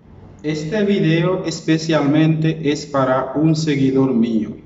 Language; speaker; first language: Spanish; non-native, learner; Haitian Creole